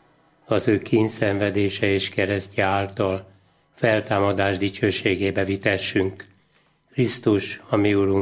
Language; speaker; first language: Hungarian; native; Hungarian